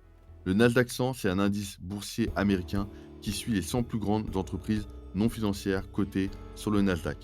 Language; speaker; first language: French; native; French